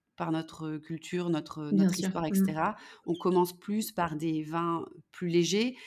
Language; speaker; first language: French; native; French